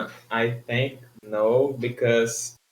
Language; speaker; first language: English; non-native, learner; Portuguese